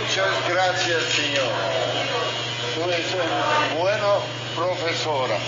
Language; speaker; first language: Spanish; non-native, learner; English